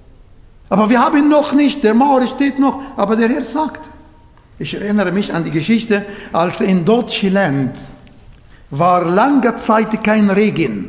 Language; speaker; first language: German; non-native, fluent; Arabic